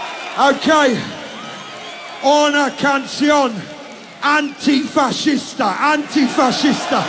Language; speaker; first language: Spanish; non-native, learner; English